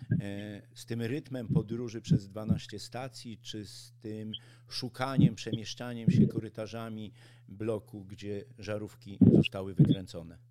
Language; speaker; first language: Polish; native; Polish